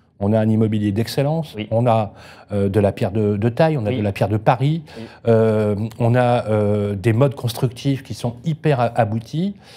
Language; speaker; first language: French; native; French